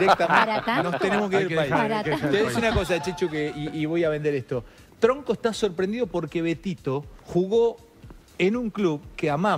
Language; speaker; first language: Spanish; native; Spanish